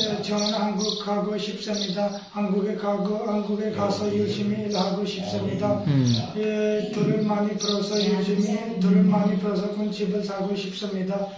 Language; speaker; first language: Korean; non-native, learner; Punjabi